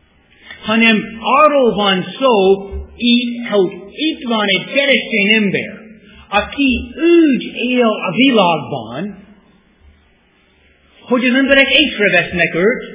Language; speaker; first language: Hungarian; non-native, fluent; English